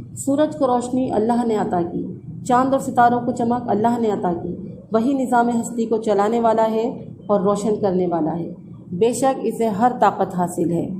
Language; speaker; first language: Urdu; native; Urdu